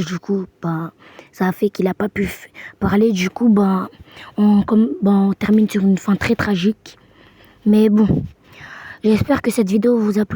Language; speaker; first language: French; native; French